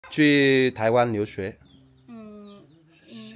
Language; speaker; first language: Chinese; non-native, learner; Vietnamese